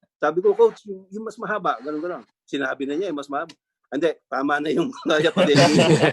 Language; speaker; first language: Filipino; native; Filipino